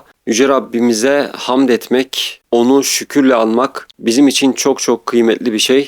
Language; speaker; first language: Turkish; native; Turkish